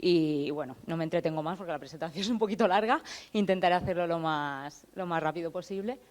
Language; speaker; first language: Spanish; native; Spanish